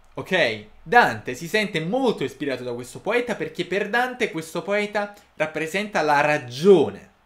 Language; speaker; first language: Portuguese; non-native, fluent; Italian